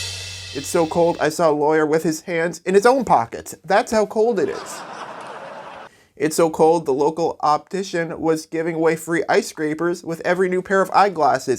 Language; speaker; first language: English; native; English